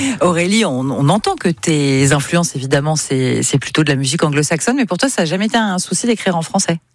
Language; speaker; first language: French; native; French